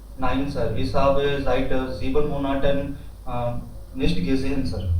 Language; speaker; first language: German; non-native, learner; Hindi